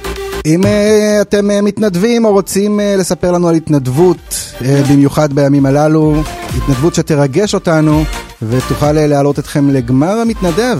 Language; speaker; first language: Hebrew; native; Hebrew